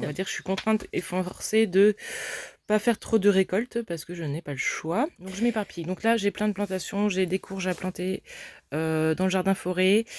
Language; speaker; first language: French; native; French